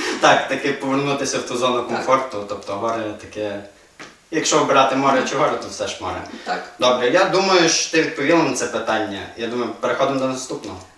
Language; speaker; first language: Ukrainian; native; Ukrainian